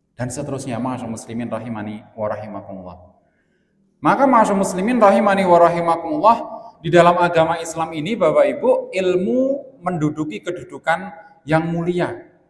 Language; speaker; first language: Indonesian; non-native, local second language; Javanese